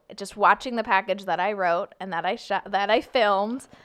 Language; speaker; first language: English; native; English